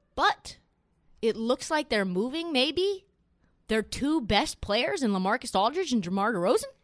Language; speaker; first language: English; native; English